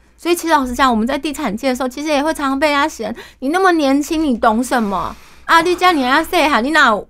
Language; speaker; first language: Chinese; native; Chinese